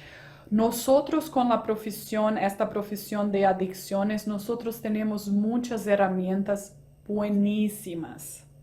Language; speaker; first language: Spanish; non-native, fluent; Portuguese